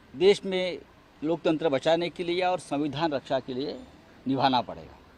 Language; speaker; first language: Hindi; non-native, local second language; Marathi